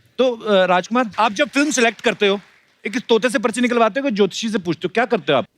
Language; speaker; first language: Hindi; non-native, local second language; Punjabi